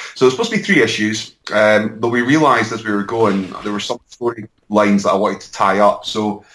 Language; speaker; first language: English; native; English